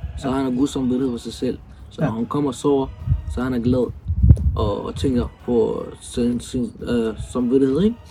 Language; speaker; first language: Danish; early bilingual, other home language; Arabic